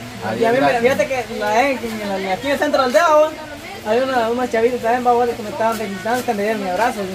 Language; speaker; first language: Spanish; native; Spanish